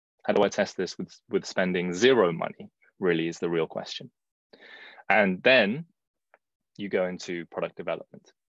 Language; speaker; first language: English; early bilingual, other home language; Chinese